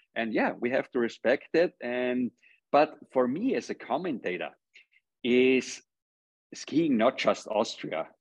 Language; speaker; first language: English; non-native, fluent; German